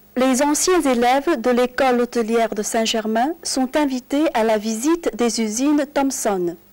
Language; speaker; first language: French; non-native, fluent; Chinese